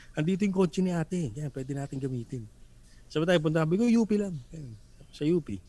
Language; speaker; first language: Filipino; native; Filipino